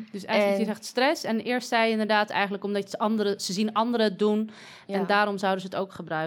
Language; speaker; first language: Dutch; native; Dutch